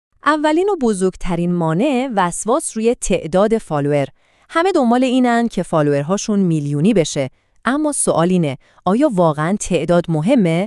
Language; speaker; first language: Persian; native; Persian